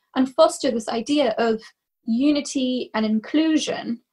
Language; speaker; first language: English; native; English